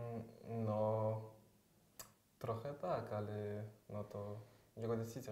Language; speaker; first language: Polish; early bilingual, heritage; French